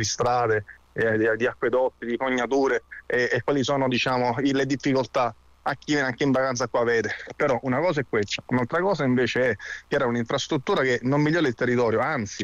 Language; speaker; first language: Italian; native; Italian